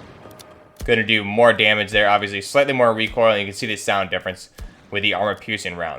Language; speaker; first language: English; native; English